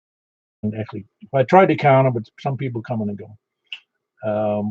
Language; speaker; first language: English; native; English